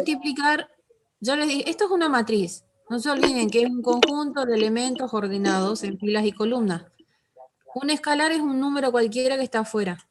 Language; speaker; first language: Spanish; native; Spanish